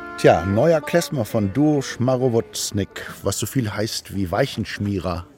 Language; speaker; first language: German; native; German